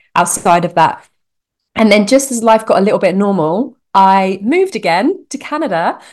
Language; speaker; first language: English; native; English